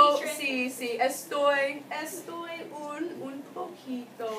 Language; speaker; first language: Spanish; non-native, fluent; English